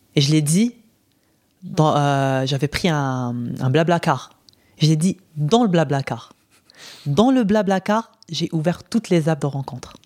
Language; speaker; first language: French; non-native, local second language; Arabic